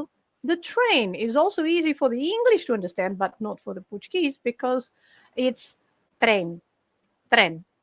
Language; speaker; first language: English; non-native, fluent; Portuguese